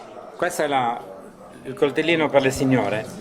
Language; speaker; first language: Italian; native; Italian